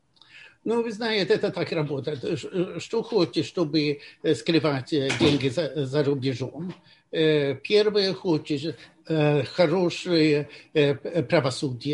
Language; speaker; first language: Russian; non-native, fluent; Swedish